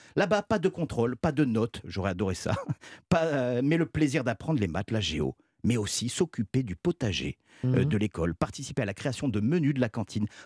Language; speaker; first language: French; native; French